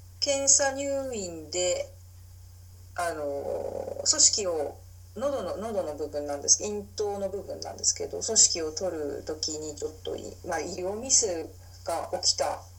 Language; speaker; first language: Japanese; native; Japanese